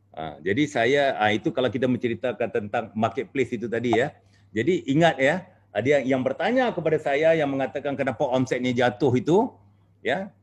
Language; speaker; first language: Malay; native; Malay